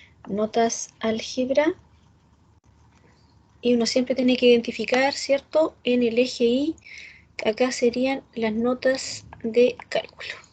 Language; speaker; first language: Spanish; native; Spanish